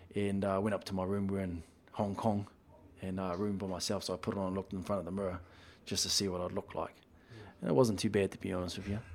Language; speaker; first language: English; native; English